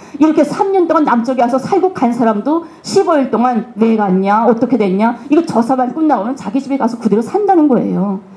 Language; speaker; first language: Korean; native; Korean